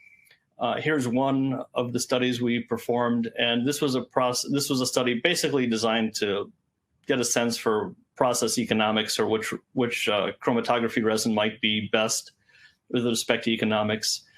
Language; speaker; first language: English; native; English